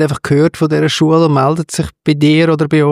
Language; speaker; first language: German; native; German